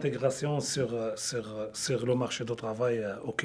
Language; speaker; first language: French; non-native, local second language; Arabic